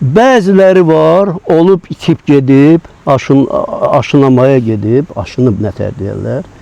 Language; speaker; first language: Azerbaijani; non-native, local second language; Lezghian